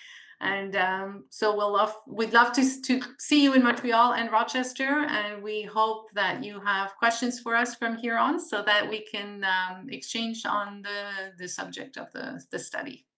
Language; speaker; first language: English; non-native, local second language; French